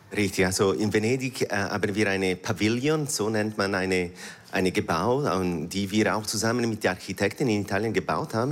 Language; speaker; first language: German; non-native, fluent; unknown